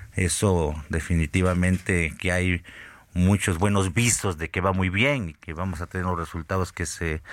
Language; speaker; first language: Spanish; native; Spanish